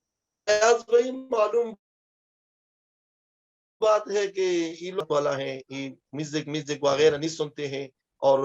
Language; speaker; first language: Hindi; non-native, fluent; Pashto